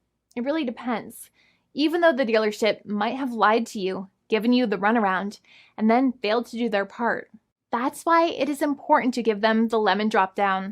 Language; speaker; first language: English; native; English